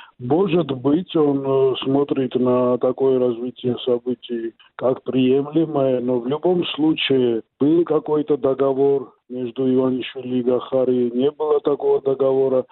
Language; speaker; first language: Russian; non-native, local second language; Georgian